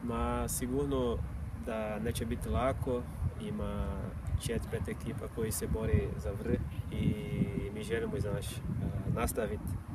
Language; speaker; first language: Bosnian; non-native, fluent; Portuguese